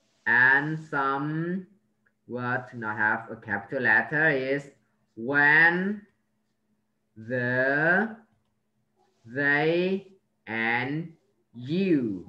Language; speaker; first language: English; non-native, learner; Vietnamese